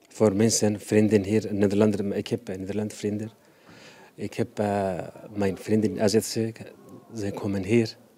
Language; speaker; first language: Dutch; non-native, learner; Arabic